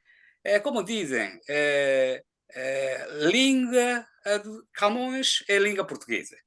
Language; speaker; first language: Portuguese; non-native, fluent; Japanese